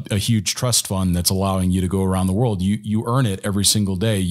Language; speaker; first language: English; native; English